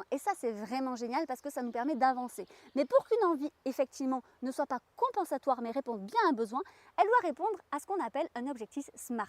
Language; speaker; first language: French; native; French